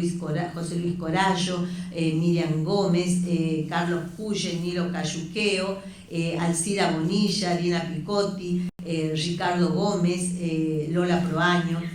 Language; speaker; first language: Spanish; native; Spanish